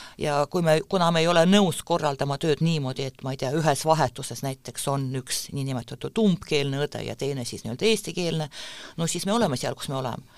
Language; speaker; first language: Estonian; non-native, local second language; Russian